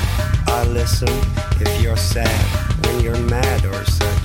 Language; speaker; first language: English; native; English